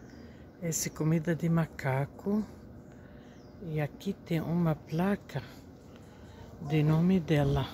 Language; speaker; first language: Portuguese; non-native, fluent; Arabic